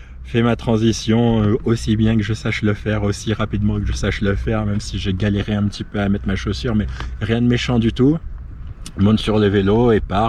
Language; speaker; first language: French; native; French